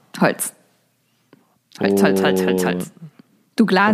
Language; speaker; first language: German; native; German